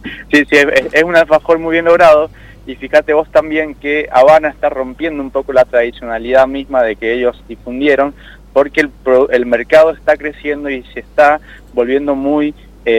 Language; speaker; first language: Spanish; native; Spanish